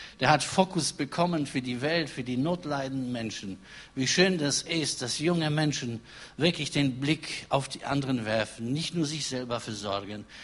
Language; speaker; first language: German; non-native, fluent; Polish